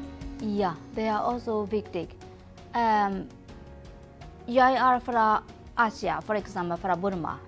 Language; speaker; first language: Norwegian; non-native, learner; Burmese